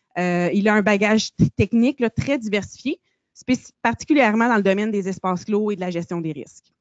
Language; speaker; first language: French; native; French